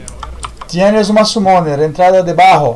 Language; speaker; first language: Spanish; non-native, learner; Portuguese